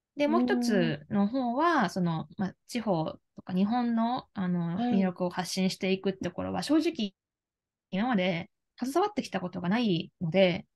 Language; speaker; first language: Japanese; native; Japanese